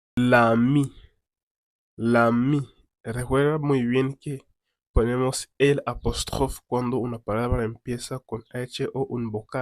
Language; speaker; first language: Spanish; non-native, fluent; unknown